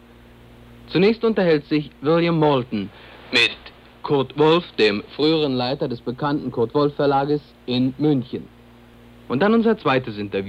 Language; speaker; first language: German; native; German